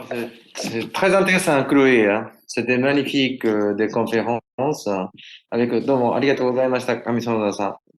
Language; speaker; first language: French; non-native, learner; Japanese